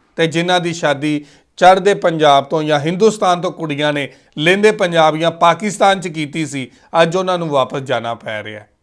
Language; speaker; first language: Punjabi; native; Punjabi